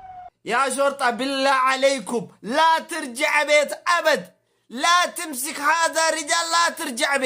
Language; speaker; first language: Arabic; non-native, learner; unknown